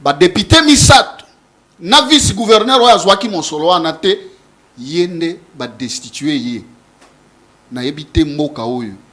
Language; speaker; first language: Lingala; native; Lingala